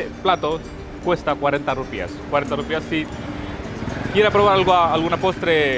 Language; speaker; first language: Spanish; non-native, fluent; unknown